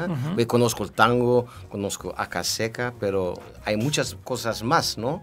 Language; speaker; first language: Spanish; non-native, learner; Dutch